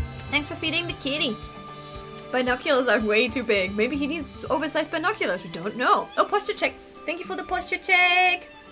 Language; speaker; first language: English; non-native, fluent; German